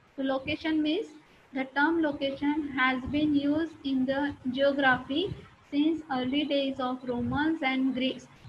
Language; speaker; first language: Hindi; non-native, local second language; Marathi